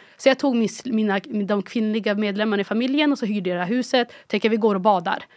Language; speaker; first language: Swedish; early bilingual, other home language; Arabic